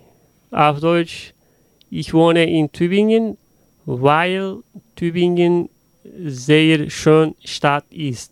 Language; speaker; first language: German; non-native, learner; Uzbek